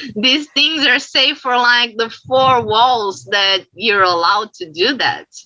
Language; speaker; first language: English; non-native, fluent; Portuguese